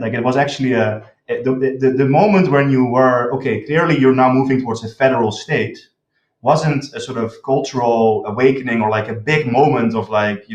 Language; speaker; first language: English; non-native, fluent; Dutch